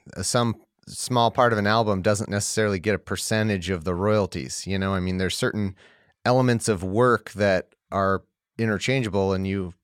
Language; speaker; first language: English; native; English